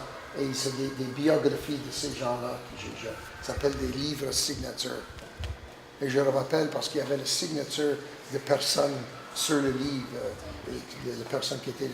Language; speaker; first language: French; non-native, local second language; English